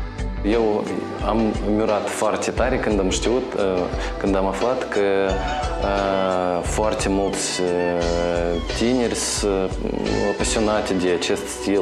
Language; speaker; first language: Romanian; non-native, local second language; Russian